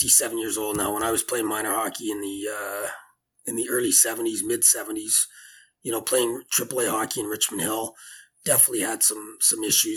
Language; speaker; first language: English; native; English